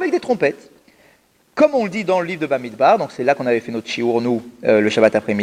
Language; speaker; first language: French; native; French